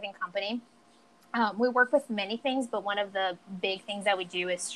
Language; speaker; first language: English; non-native, fluent; Portuguese